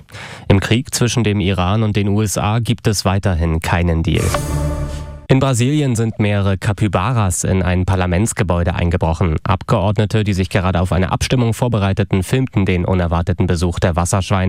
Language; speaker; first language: German; native; German